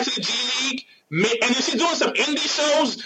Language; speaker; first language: English; native; English